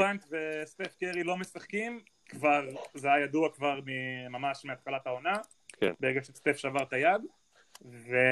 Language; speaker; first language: Hebrew; native; Hebrew